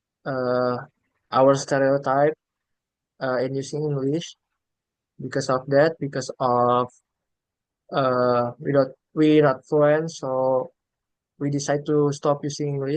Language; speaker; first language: English; non-native, learner; Indonesian